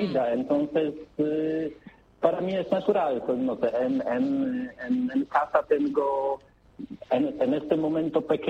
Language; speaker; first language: Spanish; non-native, learner; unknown